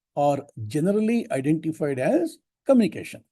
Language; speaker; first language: English; non-native, local second language; Kannada